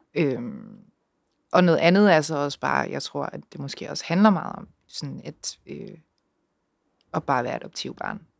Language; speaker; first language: Danish; native; Danish